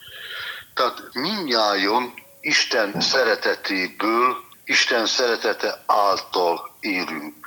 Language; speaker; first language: Hungarian; native; Hungarian